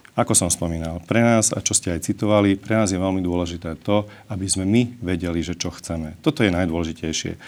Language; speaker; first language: Slovak; non-native, local second language; Hungarian